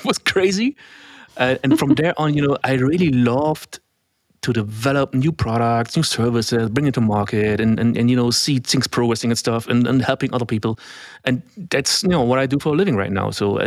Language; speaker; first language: English; non-native, fluent; German